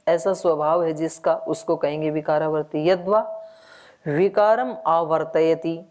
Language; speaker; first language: Hindi; native; Hindi